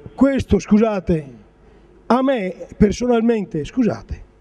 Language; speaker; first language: Italian; native; Italian